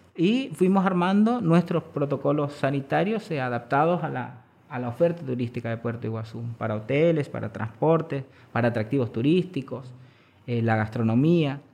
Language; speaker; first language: Spanish; native; Spanish